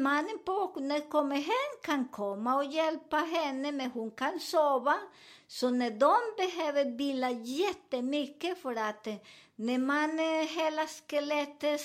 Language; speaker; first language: Swedish; non-native, fluent; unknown